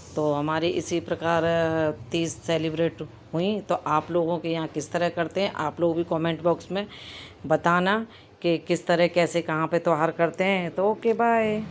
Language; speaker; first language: Hindi; native; Hindi